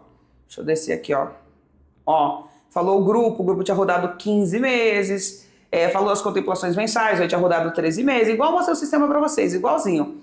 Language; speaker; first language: Portuguese; native; Portuguese